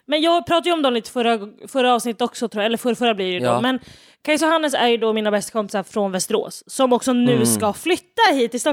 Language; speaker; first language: Swedish; native; Swedish